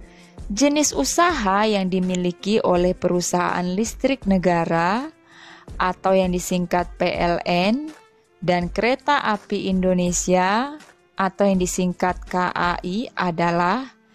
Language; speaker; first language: Indonesian; native; Indonesian